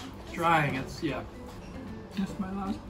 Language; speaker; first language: English; native; English